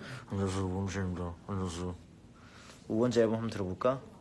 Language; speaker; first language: Korean; early bilingual, heritage; Korean